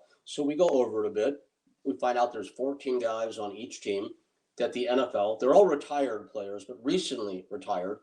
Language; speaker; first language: English; native; English